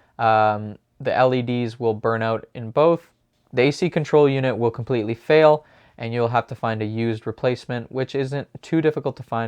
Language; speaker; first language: English; native; English